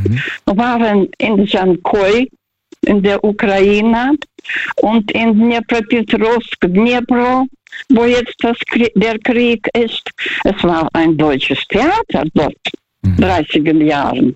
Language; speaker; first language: German; non-native, fluent; Russian